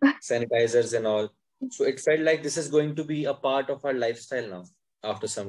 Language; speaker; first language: English; non-native, local second language; Hindi